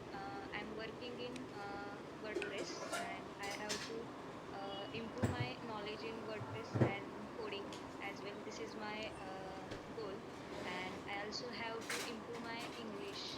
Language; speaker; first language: English; non-native, learner; Marathi